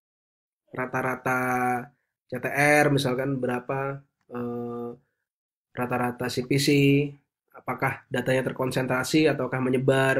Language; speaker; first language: Indonesian; native; Indonesian